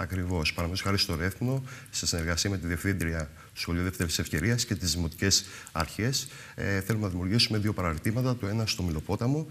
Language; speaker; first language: Greek; native; Greek